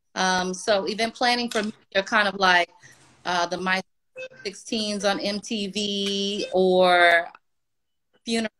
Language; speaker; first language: English; native; English